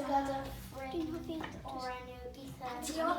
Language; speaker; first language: Welsh; non-native, local second language; English